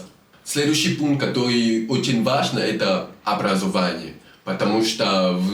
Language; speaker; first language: Russian; non-native, fluent; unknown